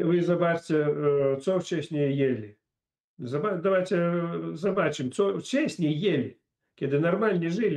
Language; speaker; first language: Polish; non-native, fluent; Russian